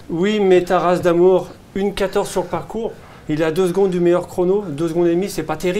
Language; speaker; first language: French; native; French